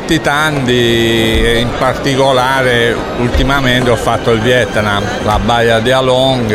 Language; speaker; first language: Italian; native; Italian